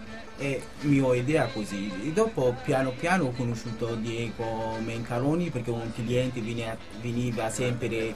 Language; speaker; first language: Italian; non-native, local second language; Kurdish